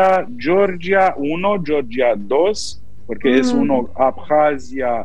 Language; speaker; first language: Spanish; non-native, fluent; Romanian